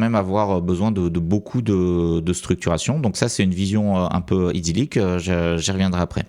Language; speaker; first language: French; native; French